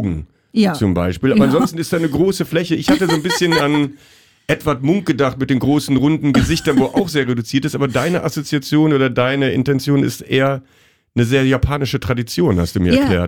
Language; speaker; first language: German; native; German